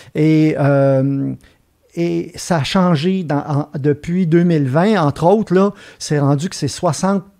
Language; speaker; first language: French; native; French